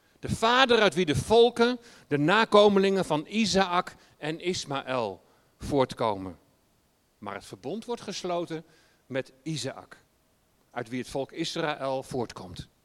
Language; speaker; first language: Dutch; native; Dutch